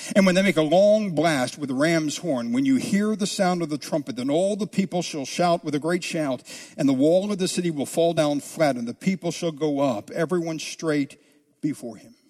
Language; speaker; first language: English; native; English